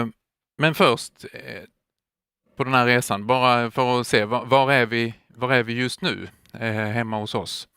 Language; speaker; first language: Swedish; native; Swedish